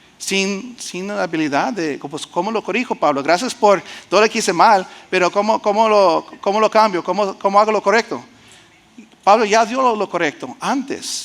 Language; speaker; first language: Spanish; early bilingual, heritage; Spanish